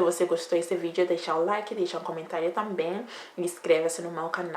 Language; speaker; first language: Portuguese; non-native, learner; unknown